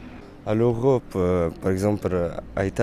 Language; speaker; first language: French; non-native, local second language; Arabic